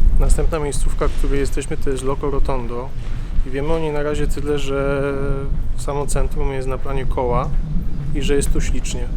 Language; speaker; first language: Polish; native; Polish